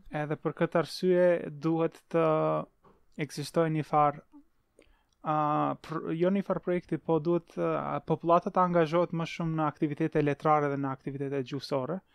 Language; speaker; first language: Albanian; native; Albanian